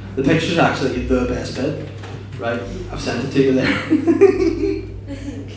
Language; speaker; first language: English; native; English